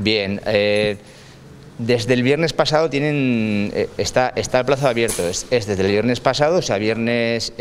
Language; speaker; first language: Spanish; native; Spanish